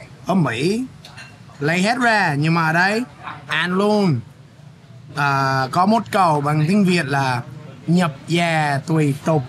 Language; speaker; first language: Vietnamese; non-native, fluent; English